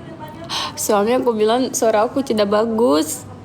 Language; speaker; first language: Indonesian; non-native, fluent; Russian